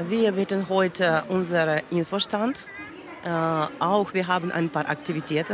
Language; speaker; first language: German; non-native, learner; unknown